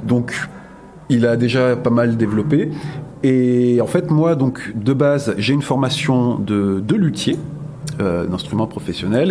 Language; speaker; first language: French; native; French